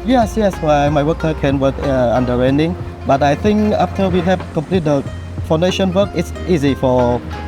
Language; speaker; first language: English; non-native, learner; Khmer